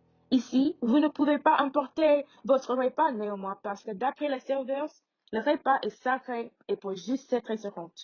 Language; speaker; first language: French; non-native, learner; English